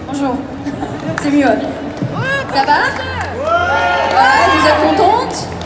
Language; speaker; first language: French; non-native, learner; English